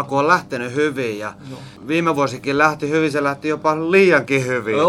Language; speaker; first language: Finnish; native; Finnish